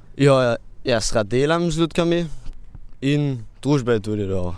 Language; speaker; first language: Slovenian; non-native, local second language; German